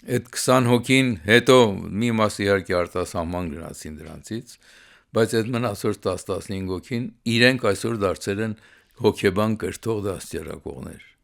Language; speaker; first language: Armenian; early bilingual, heritage; Armenian